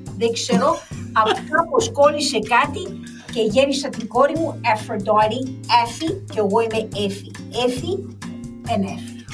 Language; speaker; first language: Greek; early bilingual, heritage; Greek